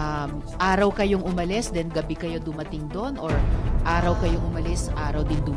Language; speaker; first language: Filipino; native; Filipino